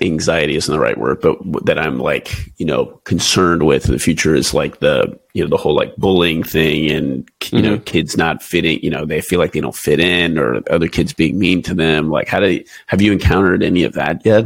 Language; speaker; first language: English; native; English